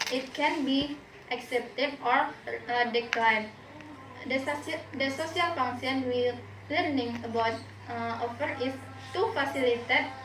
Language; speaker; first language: English; non-native, learner; Indonesian